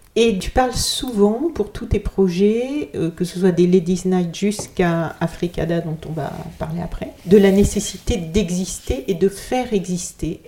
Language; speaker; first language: French; native; French